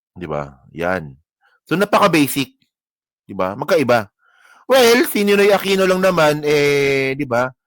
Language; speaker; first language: Filipino; non-native, local second language; Hiligaynon